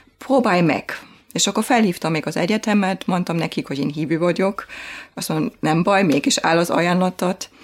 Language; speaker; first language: Hungarian; non-native, fluent; German